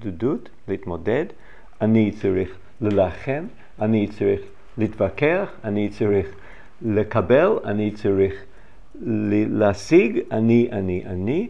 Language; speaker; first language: Hebrew; non-native, fluent; English